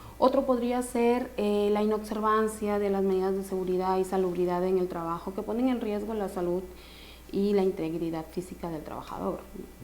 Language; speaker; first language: Spanish; native; Spanish